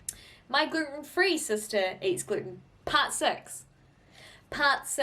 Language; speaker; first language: English; native; English